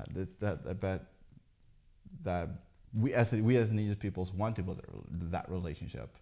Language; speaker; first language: English; early bilingual, heritage; Dutch